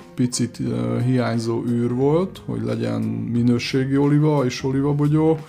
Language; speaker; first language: Hungarian; native; Hungarian